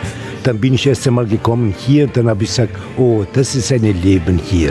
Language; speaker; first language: German; non-native, learner; Italian